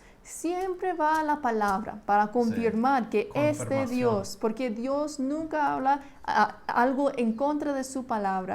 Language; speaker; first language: Spanish; non-native, fluent; English